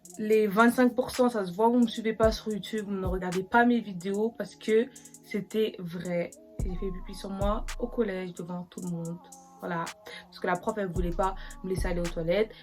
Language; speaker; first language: French; native; French